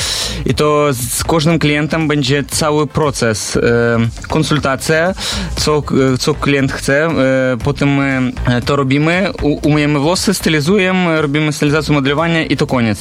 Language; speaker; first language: Polish; non-native, learner; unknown